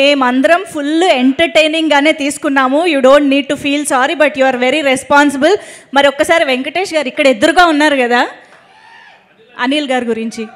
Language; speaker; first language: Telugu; native; Telugu